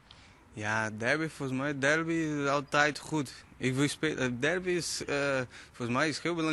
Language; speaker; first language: Dutch; non-native, learner; Portuguese